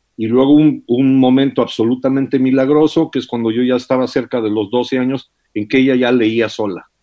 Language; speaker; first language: Spanish; early bilingual, heritage; English